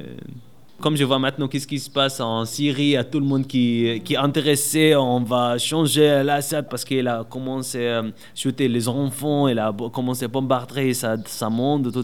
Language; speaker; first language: French; non-native, learner; Arabic